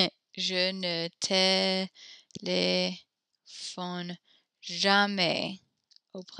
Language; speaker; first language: French; non-native, learner; English